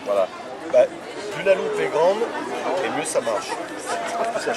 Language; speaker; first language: French; native; French